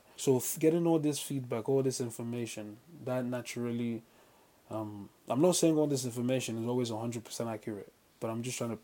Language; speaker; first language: English; non-native, local second language; Yoruba